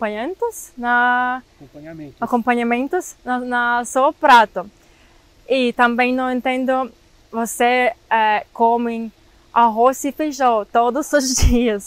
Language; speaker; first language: Portuguese; non-native, fluent; Ukrainian